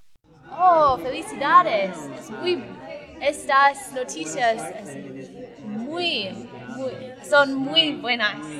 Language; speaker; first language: Spanish; non-native, learner; English